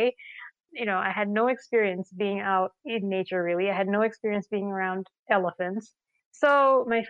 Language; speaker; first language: English; non-native, local second language; Sinhala